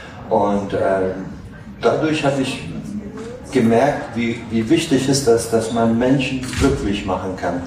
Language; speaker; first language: German; non-native, fluent; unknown